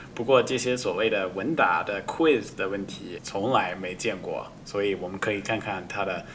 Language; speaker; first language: Chinese; non-native, fluent; English